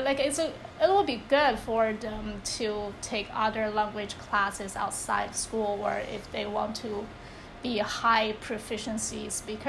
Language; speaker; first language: English; non-native, fluent; Chinese